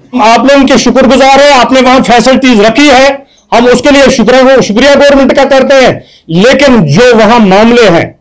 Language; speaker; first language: Urdu; non-native, local second language; Kashmiri